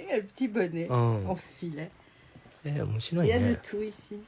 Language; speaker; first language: French; native; French